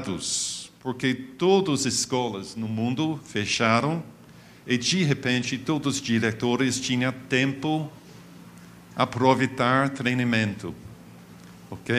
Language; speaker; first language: Portuguese; non-native, fluent; English